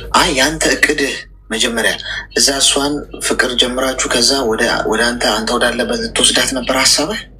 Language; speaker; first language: Amharic; native; Amharic